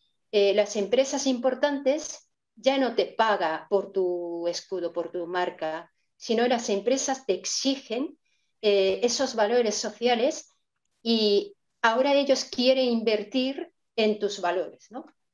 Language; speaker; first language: Spanish; non-native, fluent; Japanese